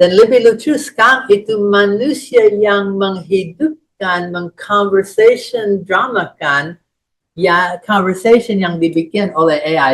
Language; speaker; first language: Indonesian; non-native, fluent; English